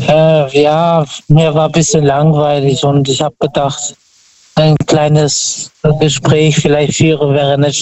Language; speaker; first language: German; non-native, learner; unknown